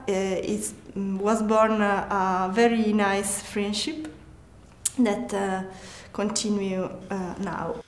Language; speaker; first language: English; non-native, learner; Italian